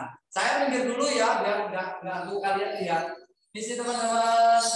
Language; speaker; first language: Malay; non-native, local second language; Javanese